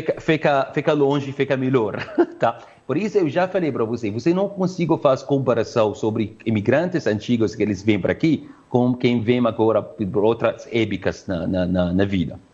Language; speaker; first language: Portuguese; non-native, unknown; Arabic